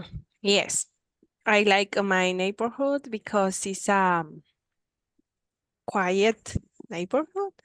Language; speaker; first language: English; non-native, learner; Spanish